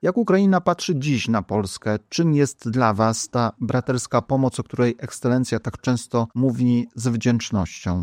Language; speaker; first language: Polish; native; Polish